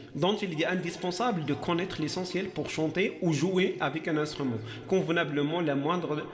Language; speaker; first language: French; non-native, local second language; Arabic